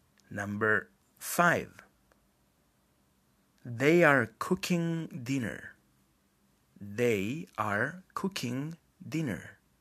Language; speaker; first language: English; non-native, fluent; Spanish